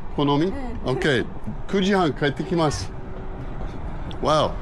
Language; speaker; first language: Japanese; non-native, learner; English